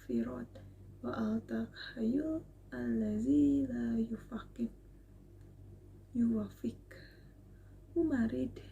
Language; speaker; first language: Arabic; non-native, learner; Indonesian